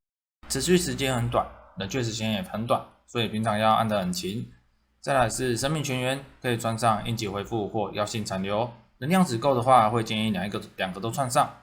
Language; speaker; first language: Chinese; native; Chinese